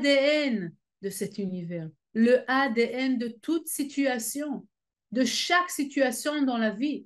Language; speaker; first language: French; non-native, fluent; Hebrew